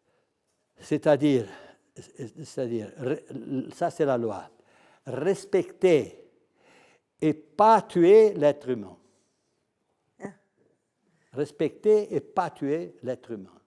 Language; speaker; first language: French; non-native, fluent; Italian